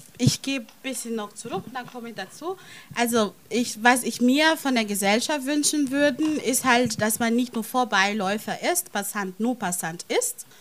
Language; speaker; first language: German; non-native, fluent; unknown